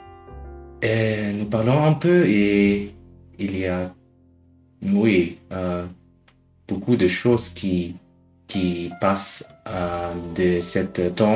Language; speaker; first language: French; non-native, learner; German